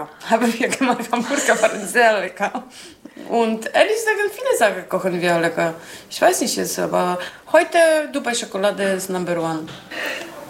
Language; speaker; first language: German; non-native, learner; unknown